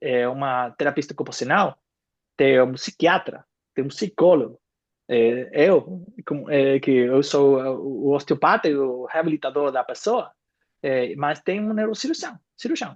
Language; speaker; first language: Portuguese; non-native, fluent; Spanish